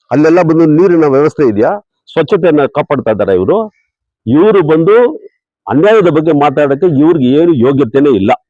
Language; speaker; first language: Kannada; non-native, local second language; Tamil